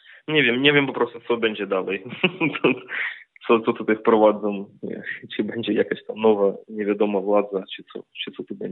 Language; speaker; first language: Polish; non-native, fluent; Ukrainian